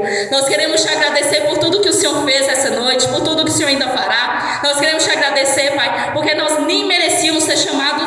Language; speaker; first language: Portuguese; native; Portuguese